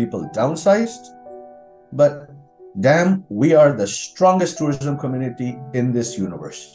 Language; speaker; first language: English; non-native, local second language; Hindi